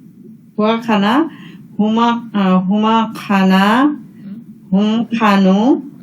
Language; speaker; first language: Arabic; non-native, learner; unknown